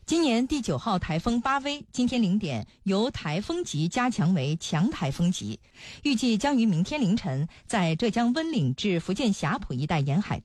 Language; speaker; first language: Chinese; native; Chinese